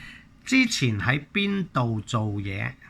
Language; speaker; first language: Cantonese; native; Cantonese